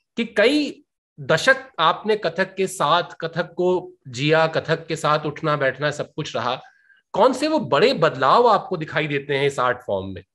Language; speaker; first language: Hindi; native; Hindi